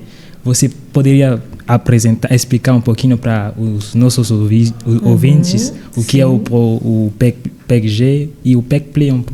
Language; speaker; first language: Portuguese; non-native, fluent; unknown